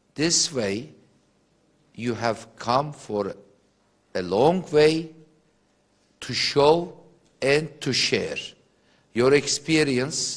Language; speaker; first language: English; non-native, fluent; Turkish